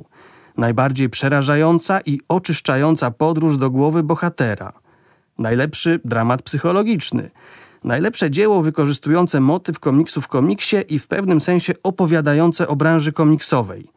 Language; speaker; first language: Polish; native; Polish